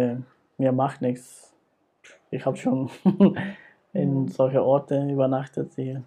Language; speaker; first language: German; non-native, fluent; Spanish